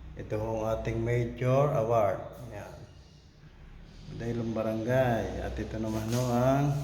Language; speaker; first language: Filipino; native; Filipino